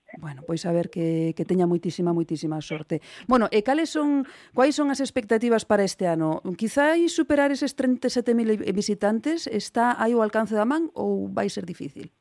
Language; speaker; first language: Galician; non-native, local second language; Spanish